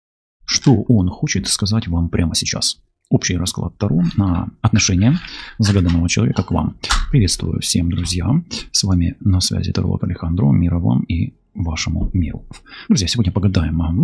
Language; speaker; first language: Russian; non-native, local second language; Ukrainian